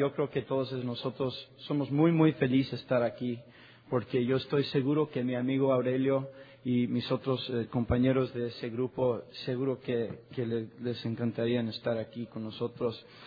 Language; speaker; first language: Spanish; non-native, learner; English